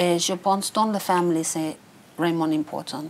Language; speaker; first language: French; non-native, learner; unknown